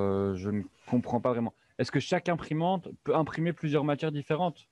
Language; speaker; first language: French; native; French